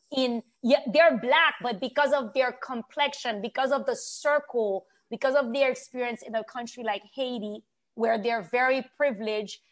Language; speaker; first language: English; non-native, fluent; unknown